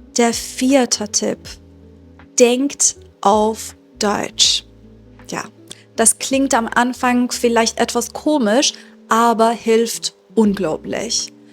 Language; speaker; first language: German; non-native, fluent; Persian